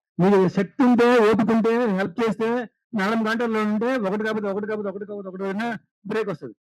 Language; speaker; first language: Telugu; native; Telugu